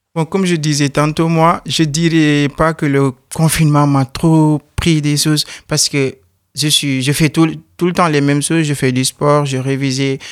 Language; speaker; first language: French; non-native, local second language; Wolof